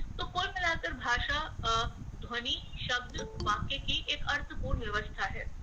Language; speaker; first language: Hindi; native; Hindi